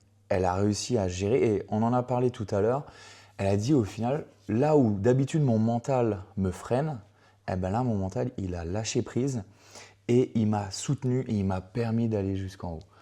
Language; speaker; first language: French; native; French